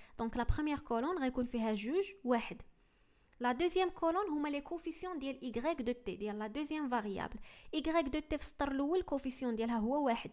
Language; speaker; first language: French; non-native, local second language; Arabic